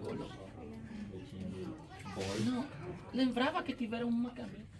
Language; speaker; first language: Portuguese; non-native, learner; Spanish